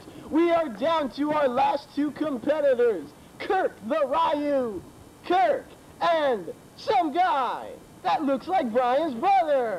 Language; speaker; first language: English; native; English